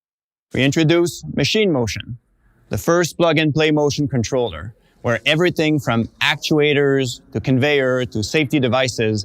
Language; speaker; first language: English; non-native, local second language; French